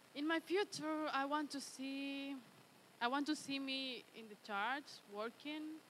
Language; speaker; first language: English; early bilingual, other home language; Spanish